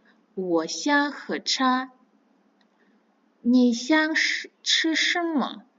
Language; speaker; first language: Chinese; non-native, fluent; Kazakh